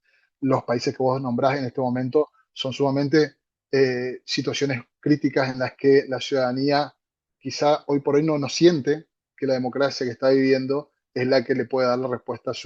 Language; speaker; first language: Spanish; native; Spanish